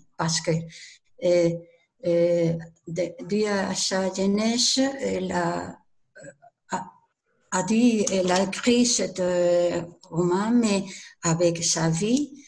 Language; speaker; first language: French; non-native, learner; Spanish